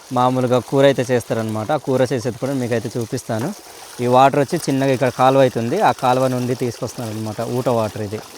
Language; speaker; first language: Telugu; non-native, local second language; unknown